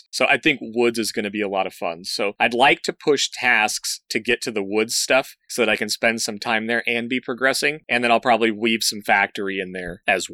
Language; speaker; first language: English; native; English